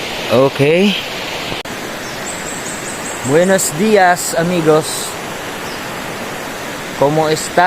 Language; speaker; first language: Spanish; non-native, learner; Filipino